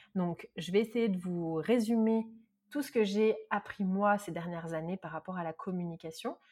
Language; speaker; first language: French; native; French